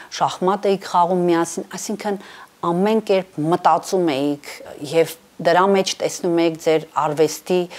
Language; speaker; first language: Armenian; native; Armenian